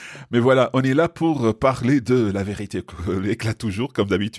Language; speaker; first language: French; non-native, fluent; English